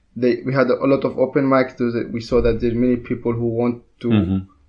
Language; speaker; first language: English; non-native, learner; Arabic